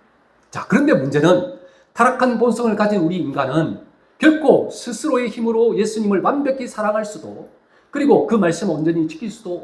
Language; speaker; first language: Korean; native; Korean